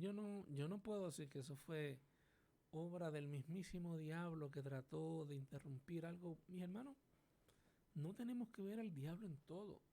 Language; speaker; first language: Spanish; native; Spanish